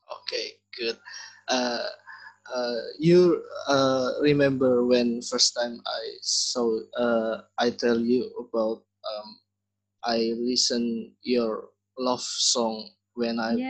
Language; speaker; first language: English; non-native, learner; Indonesian